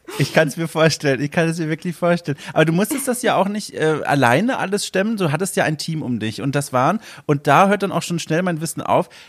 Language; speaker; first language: German; native; German